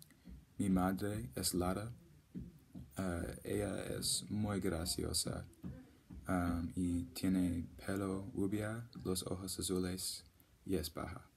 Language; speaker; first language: Spanish; non-native, learner; English